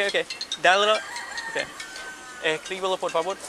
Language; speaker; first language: Spanish; early bilingual, heritage; Spanish